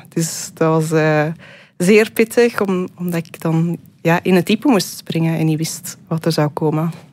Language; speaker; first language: Dutch; native; Dutch